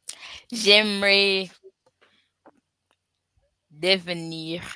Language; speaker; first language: French; non-native, learner; English